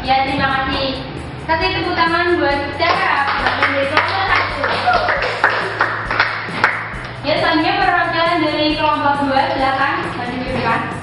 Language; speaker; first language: Indonesian; native; Indonesian